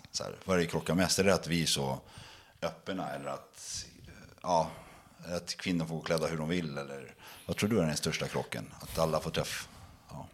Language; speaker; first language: Swedish; native; Swedish